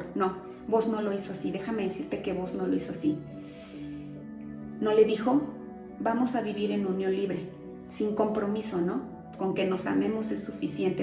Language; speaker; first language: Spanish; native; Spanish